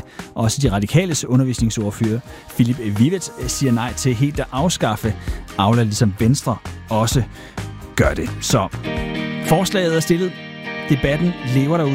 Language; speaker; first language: Danish; native; Danish